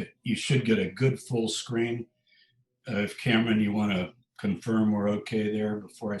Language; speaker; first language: English; native; English